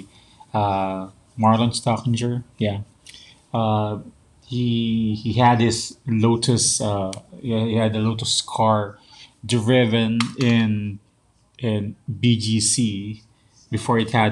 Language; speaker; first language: English; non-native, local second language; Filipino